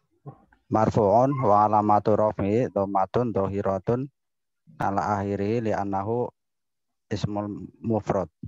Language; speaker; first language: Arabic; non-native, learner; Indonesian